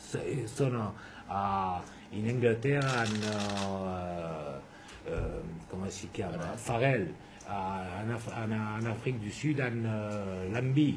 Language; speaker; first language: Italian; non-native, fluent; French